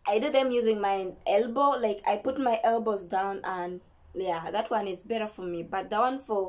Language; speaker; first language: English; non-native, local second language; Ganda